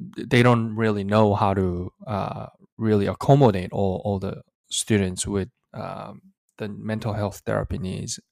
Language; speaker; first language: English; early bilingual, other home language; Korean